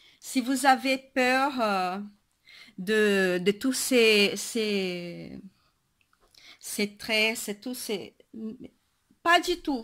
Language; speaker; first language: French; non-native, fluent; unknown